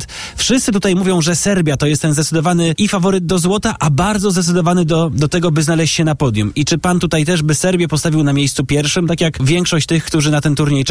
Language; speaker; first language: Polish; native; Polish